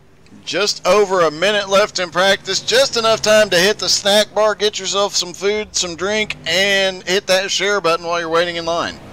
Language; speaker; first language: English; native; English